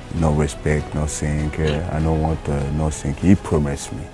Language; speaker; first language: English; non-native, learner; French